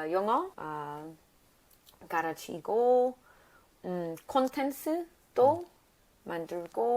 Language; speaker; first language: Korean; non-native, learner; English